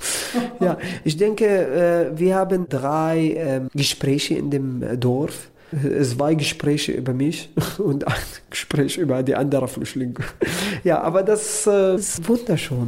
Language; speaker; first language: German; non-native, learner; Arabic